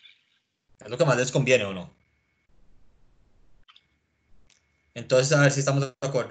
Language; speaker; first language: Spanish; native; Spanish